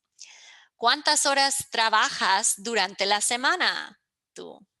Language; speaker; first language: Spanish; early bilingual, heritage; English